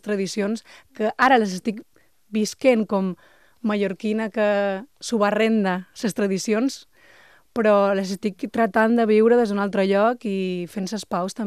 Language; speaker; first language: Catalan; non-native, local second language; Spanish